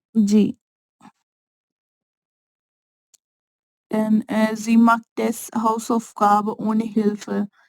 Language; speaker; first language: German; non-native, learner; Punjabi